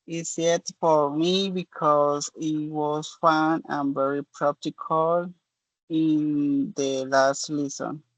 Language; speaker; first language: English; non-native, learner; Spanish